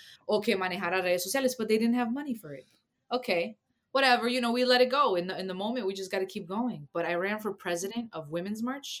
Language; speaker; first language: English; early bilingual, other home language; Spanish